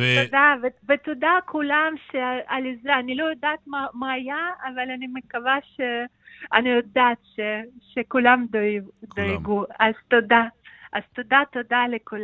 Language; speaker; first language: Hebrew; non-native, fluent; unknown